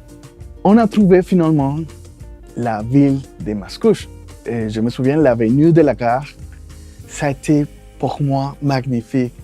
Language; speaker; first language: French; non-native, fluent; Spanish